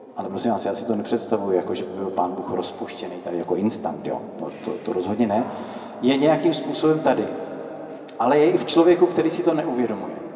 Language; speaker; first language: Czech; native; Czech